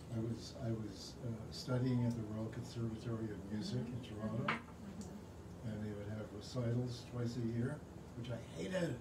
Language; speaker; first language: English; native; English